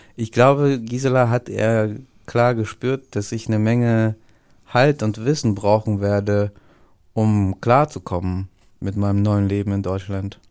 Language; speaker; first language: German; early bilingual, other home language; Russian